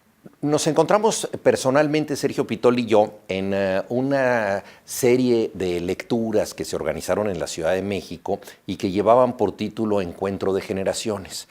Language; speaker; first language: Spanish; native; Spanish